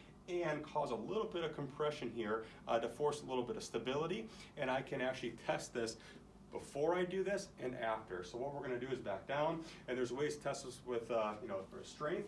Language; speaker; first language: English; native; English